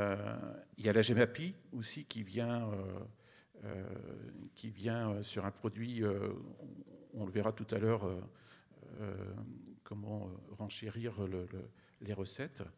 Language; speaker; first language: French; native; French